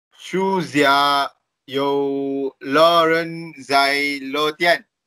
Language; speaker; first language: Chinese; non-native, learner; Malay